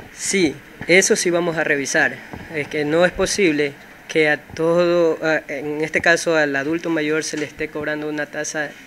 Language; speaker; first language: Spanish; native; Spanish